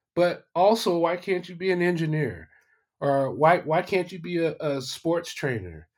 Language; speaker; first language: English; native; English